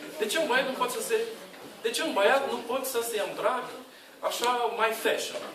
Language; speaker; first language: Romanian; non-native, learner; Portuguese